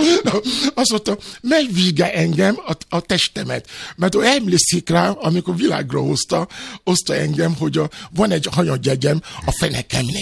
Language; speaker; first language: Hungarian; non-native, fluent; Yoruba